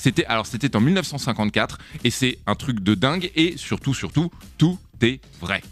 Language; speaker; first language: French; native; French